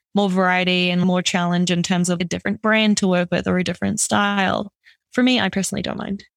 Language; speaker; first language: English; native; English